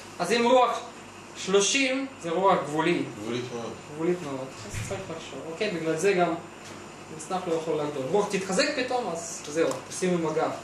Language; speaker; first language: Hebrew; non-native, fluent; Russian